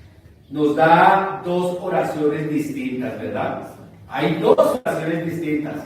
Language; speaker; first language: Spanish; native; Spanish